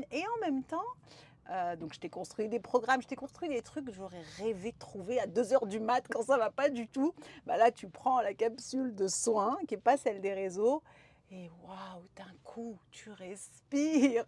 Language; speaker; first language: French; native; French